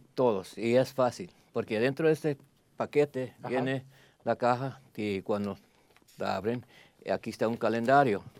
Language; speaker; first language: Spanish; early bilingual, heritage; Spanish